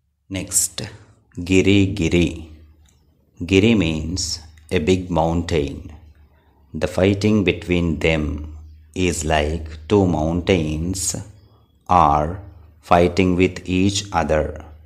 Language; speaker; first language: English; non-native, local second language; Telugu